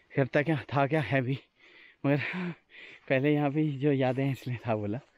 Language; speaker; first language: Hindi; native; Hindi